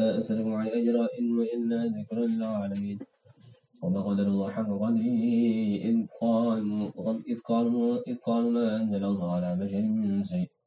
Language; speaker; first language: Arabic; non-native, learner; Indonesian